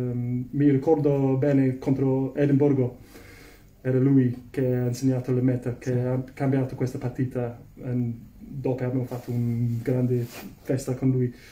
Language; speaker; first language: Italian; non-native, learner; English